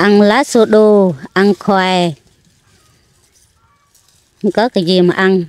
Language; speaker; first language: Vietnamese; non-native, local second language; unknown